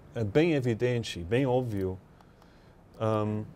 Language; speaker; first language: Portuguese; non-native, learner; English